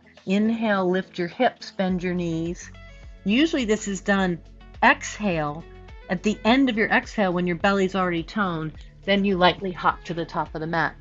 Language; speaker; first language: English; native; English